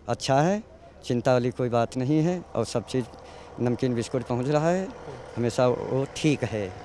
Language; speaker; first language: Hindi; native; Hindi